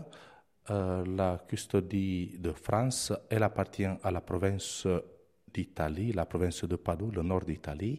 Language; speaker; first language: French; non-native, fluent; Romanian